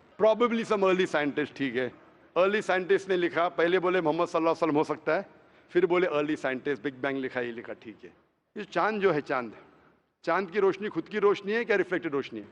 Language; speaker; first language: Hindi; non-native, local second language; Konkani